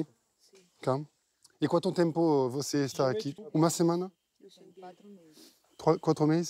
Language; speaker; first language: Portuguese; non-native, learner; French